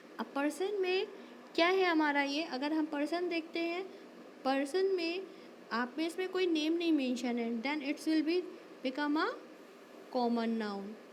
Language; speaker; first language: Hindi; native; Hindi